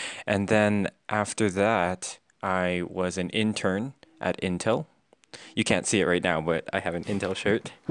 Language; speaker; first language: English; native; English